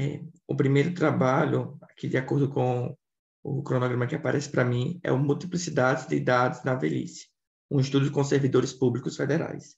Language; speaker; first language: Portuguese; native; Portuguese